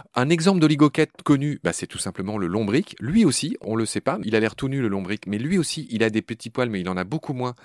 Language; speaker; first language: French; native; French